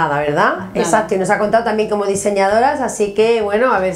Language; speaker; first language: Spanish; native; Spanish